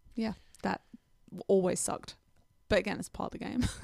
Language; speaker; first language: English; native; English